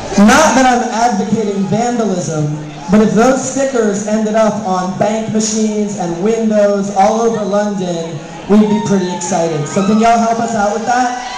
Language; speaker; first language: English; native; English